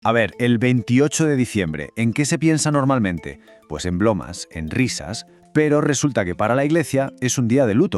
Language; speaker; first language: Spanish; native; Spanish